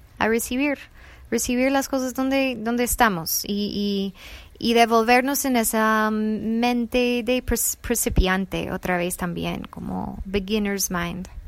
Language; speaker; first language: Spanish; non-native, fluent; English